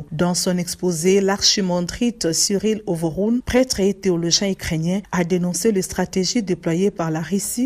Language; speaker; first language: French; native; French